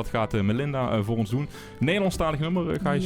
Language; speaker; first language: Dutch; native; Dutch